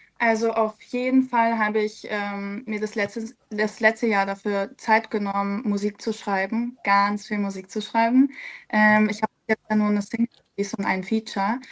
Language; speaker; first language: German; early bilingual, other home language; Serbian